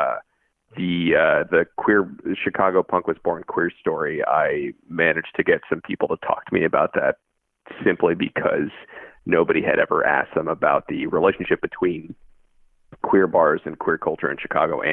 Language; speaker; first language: English; native; English